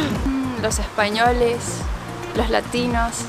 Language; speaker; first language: Spanish; early bilingual, heritage; Spanish